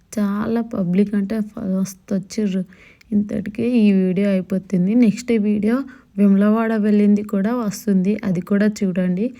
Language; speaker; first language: Telugu; non-native, local second language; Lambadi